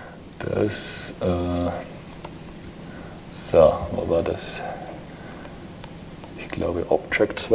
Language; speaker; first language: German; native; German